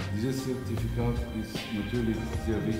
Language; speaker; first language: German; non-native, fluent; Bulgarian